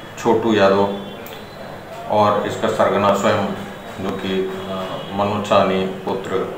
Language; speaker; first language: Hindi; native; Hindi